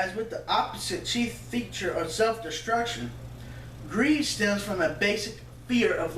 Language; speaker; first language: English; native; English